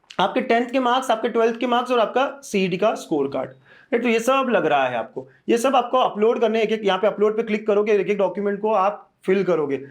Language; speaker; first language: Hindi; native; Hindi